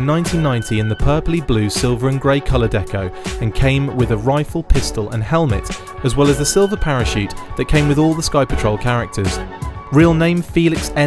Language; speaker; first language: English; native; English